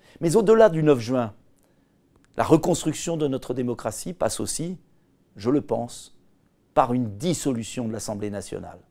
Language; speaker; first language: French; native; French